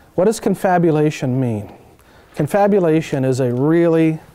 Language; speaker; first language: English; native; English